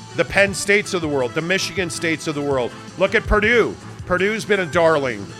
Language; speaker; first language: English; native; English